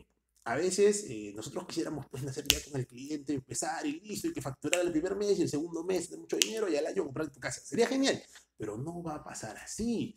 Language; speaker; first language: Spanish; native; Spanish